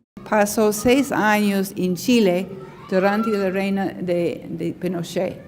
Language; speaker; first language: Spanish; non-native, learner; English